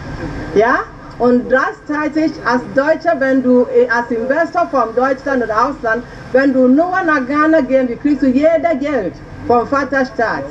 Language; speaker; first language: German; non-native, learner; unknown